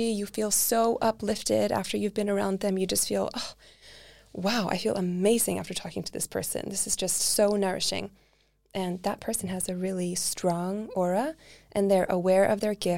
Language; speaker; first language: English; early bilingual, other home language; Icelandic